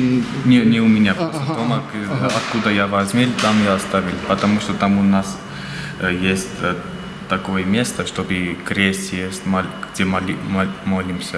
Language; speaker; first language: Russian; non-native, learner; Armenian